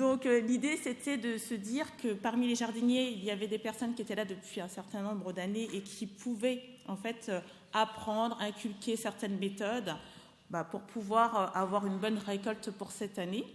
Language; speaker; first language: French; native; French